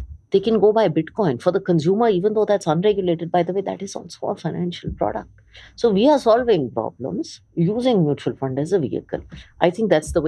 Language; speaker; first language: English; early bilingual, other home language; Hindi